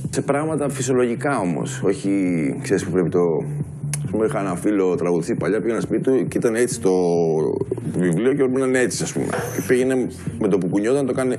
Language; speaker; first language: Greek; early bilingual, heritage; Greek